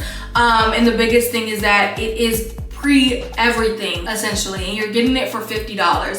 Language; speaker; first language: English; native; English